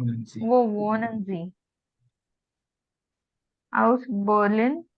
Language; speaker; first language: German; non-native, learner; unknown